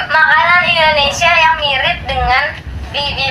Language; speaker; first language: Indonesian; non-native, fluent; Korean